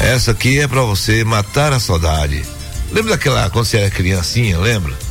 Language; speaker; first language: Portuguese; native; Portuguese